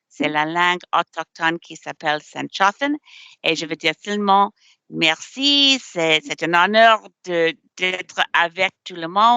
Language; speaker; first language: French; non-native, learner; English